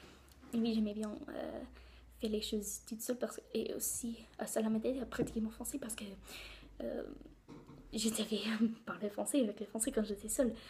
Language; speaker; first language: French; non-native, learner; English